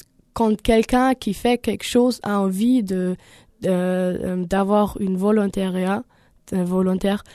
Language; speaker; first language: French; non-native, learner; German